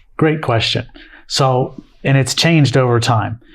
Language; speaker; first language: English; native; English